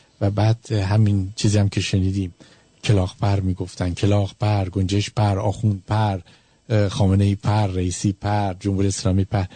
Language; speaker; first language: Persian; native; Persian